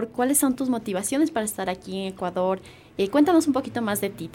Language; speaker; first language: Spanish; native; Spanish